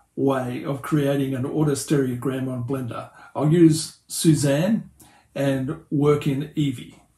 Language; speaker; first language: English; native; English